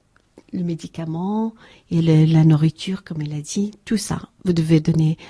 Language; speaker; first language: French; non-native, learner; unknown